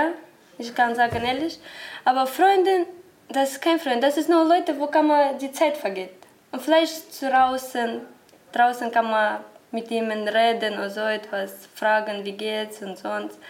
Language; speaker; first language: German; non-native, learner; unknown